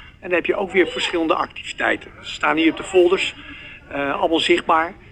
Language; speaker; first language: Dutch; native; Dutch